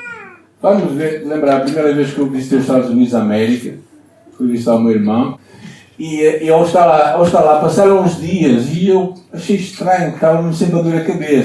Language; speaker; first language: Portuguese; native; Portuguese